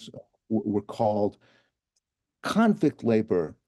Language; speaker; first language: English; native; English